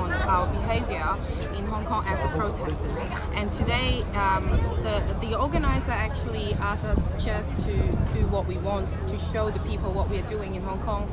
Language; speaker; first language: English; non-native, local second language; Cantonese